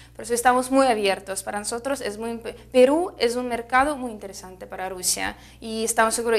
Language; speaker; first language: Spanish; non-native, fluent; Russian